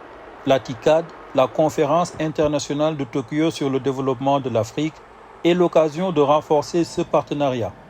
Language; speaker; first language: French; native; French